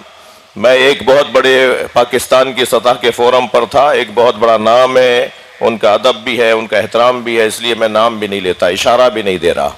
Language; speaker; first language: Urdu; native; Urdu